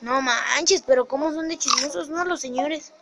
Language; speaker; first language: Spanish; native; Spanish